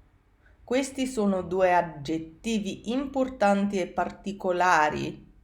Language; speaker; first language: Italian; non-native, fluent; English